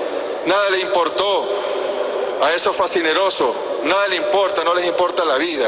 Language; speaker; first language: Spanish; native; Spanish